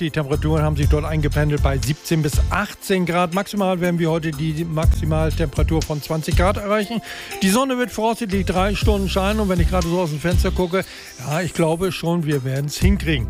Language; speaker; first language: German; native; German